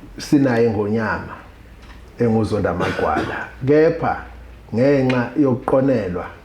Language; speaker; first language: Zulu; native; Zulu